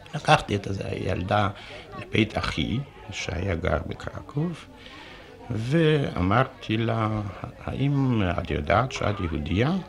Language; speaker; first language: Hebrew; non-native, fluent; Yiddish